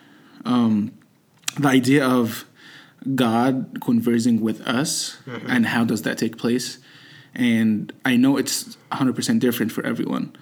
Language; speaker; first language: English; non-native, fluent; Arabic